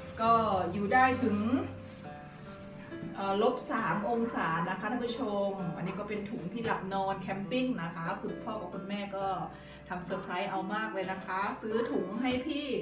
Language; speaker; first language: Thai; native; Thai